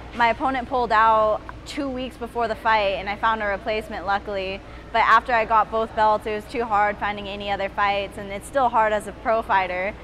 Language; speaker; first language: English; native; English